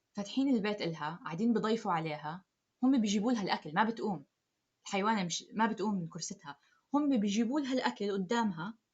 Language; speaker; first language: Arabic; early bilingual, heritage; Arabic